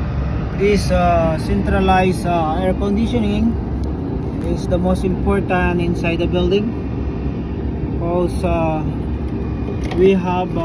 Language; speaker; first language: English; non-native, learner; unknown